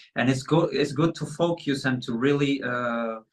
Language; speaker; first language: English; non-native, fluent; Spanish